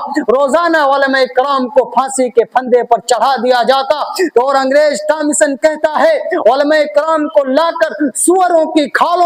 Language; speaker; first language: Urdu; native; Urdu